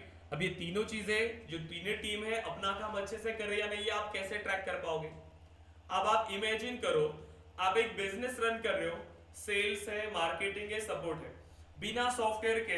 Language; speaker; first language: Hindi; native; Hindi